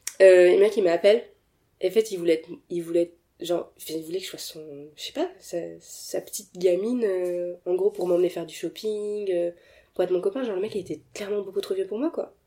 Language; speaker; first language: French; native; French